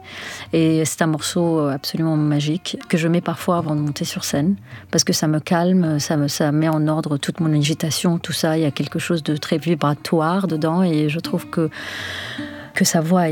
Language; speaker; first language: French; non-native, local second language; Arabic